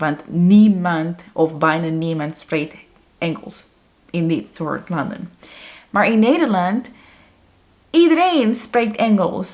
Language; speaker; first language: Dutch; non-native, fluent; Spanish